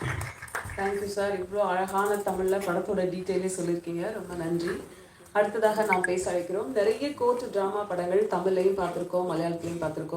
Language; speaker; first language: Tamil; native; Tamil